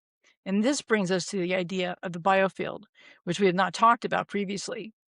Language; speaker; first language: English; native; English